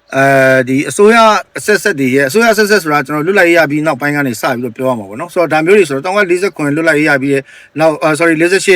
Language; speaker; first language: Burmese; non-native, local second language; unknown